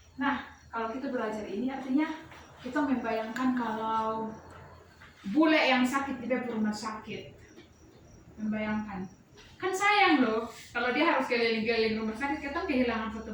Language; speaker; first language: Indonesian; native; Indonesian